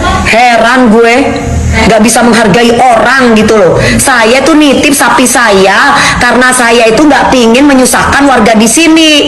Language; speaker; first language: Indonesian; native; Indonesian